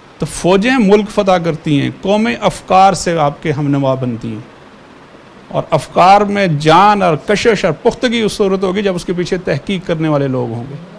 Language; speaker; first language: Urdu; native; Urdu